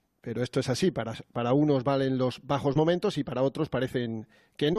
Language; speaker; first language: Spanish; native; Spanish